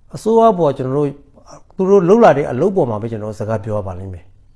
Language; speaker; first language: Burmese; native; Burmese